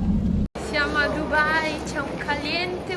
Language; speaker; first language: Italian; early bilingual, other home language; Filipino